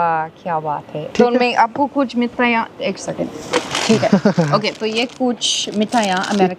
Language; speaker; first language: Hindi; non-native, learner; English